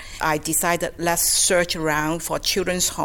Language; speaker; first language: English; non-native, local second language; Cantonese